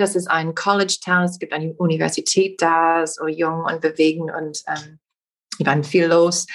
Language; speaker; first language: German; non-native, fluent; English